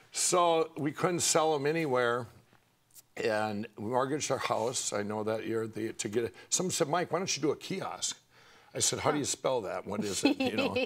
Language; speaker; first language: English; native; English